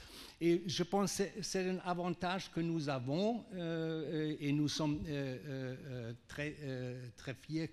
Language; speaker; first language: French; non-native, fluent; German